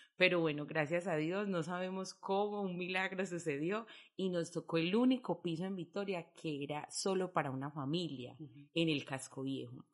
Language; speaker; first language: Spanish; native; Spanish